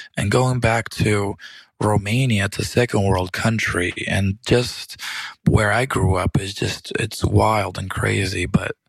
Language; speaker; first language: English; early bilingual, other home language; Romanian